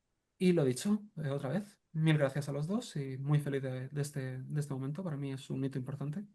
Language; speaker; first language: Spanish; native; Spanish